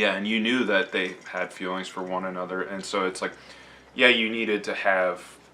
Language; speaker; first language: English; native; English